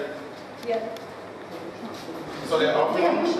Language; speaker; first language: German; non-native, learner; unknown